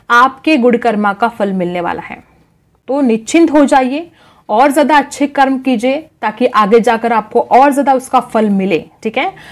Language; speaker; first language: Hindi; non-native, local second language; Marathi